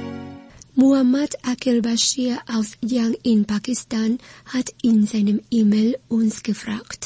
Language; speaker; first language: German; non-native, fluent; Vietnamese